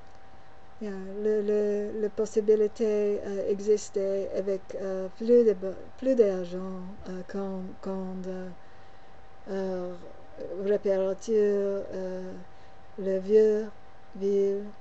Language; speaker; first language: French; non-native, learner; English